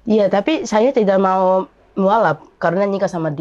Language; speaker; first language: Indonesian; non-native, learner; Japanese